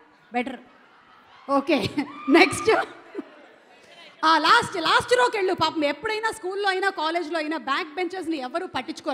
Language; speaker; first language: Telugu; native; Telugu